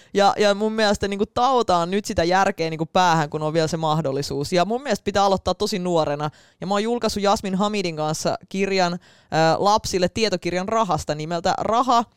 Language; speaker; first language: Finnish; early bilingual, other home language; Russian